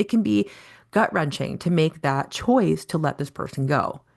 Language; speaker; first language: English; native; English